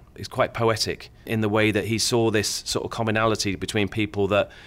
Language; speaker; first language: English; native; English